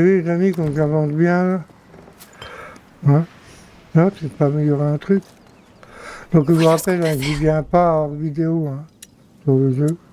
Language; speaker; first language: French; native; French